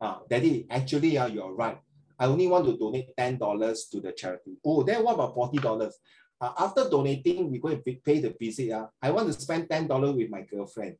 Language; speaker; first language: English; non-native, local second language; Chinese